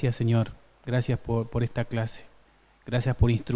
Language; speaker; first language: Spanish; native; Spanish